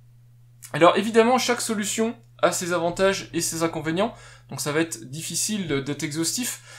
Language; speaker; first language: French; native; French